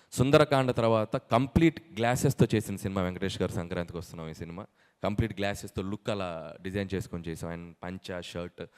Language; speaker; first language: Telugu; native; Telugu